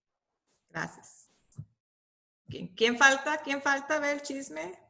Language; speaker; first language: Spanish; early bilingual, heritage; Spanish